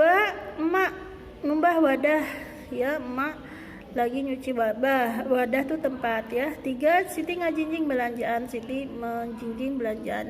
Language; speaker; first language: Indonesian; non-native, local second language; Sundanese